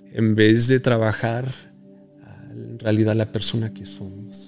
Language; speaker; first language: Spanish; early bilingual, heritage; Spanish